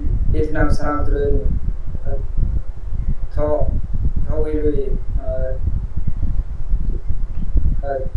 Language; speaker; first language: Korean; non-native, learner; Vietnamese